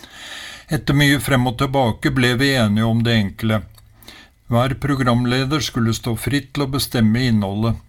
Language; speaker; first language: Norwegian; native; Norwegian